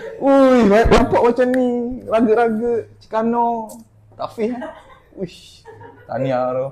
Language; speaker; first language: Malay; native; Malay